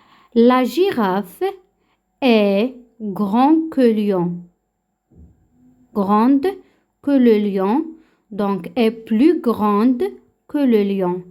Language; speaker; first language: French; non-native, local second language; Arabic